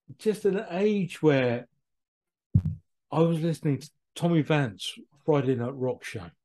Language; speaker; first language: English; native; English